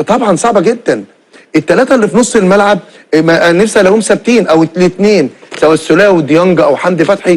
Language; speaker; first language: Arabic; native; Arabic